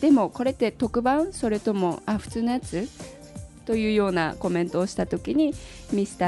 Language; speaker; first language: Japanese; native; Japanese